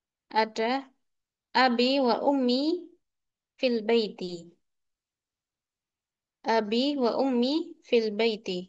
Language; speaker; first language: Arabic; non-native, fluent; Indonesian